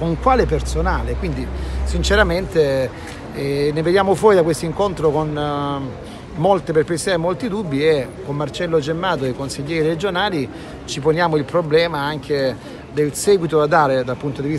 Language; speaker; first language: Italian; native; Italian